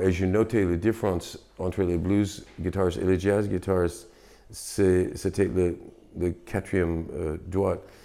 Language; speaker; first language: French; non-native, fluent; English